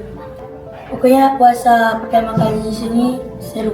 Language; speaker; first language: Indonesian; native; Indonesian